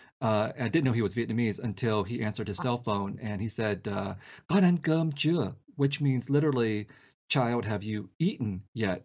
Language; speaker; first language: English; early bilingual, other home language; Vietnamese